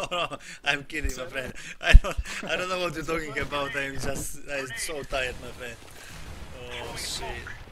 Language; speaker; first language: English; non-native, learner; Polish